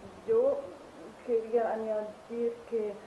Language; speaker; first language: Spanish; non-native, fluent; German